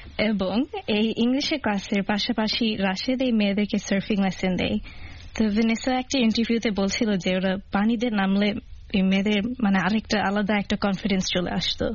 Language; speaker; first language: Bangla; early bilingual, heritage; Bangla